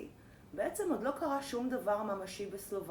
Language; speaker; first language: Hebrew; native; Hebrew